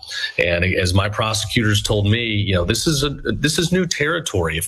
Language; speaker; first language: English; native; English